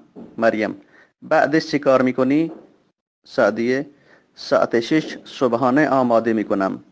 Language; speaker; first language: Persian; non-native, fluent; Urdu